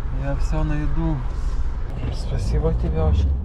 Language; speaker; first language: Russian; non-native, learner; Lithuanian